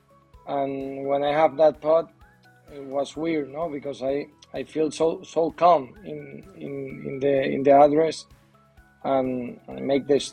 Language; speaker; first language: English; non-native, learner; Spanish